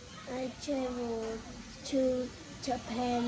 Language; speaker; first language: English; non-native, learner; Vietnamese